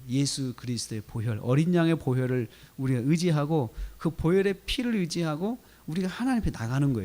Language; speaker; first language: Korean; native; Korean